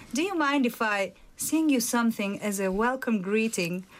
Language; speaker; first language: English; non-native, fluent; Bulgarian